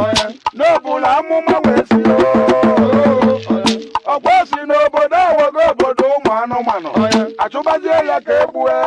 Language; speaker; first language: Igbo; native; Igbo